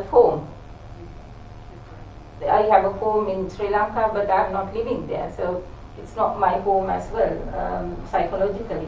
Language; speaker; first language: English; non-native, local second language; Sinhala